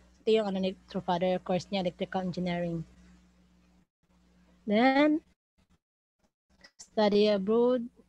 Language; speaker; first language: English; non-native, local second language; Cebuano